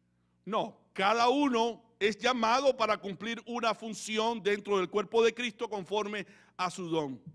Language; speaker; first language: Spanish; native; Spanish